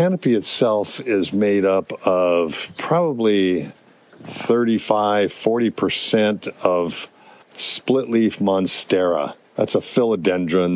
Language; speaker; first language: English; native; English